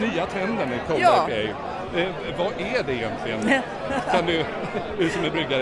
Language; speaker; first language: Swedish; native; Swedish